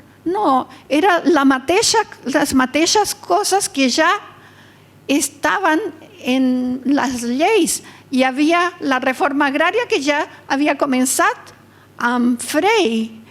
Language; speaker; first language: Catalan; early bilingual, heritage; Catalan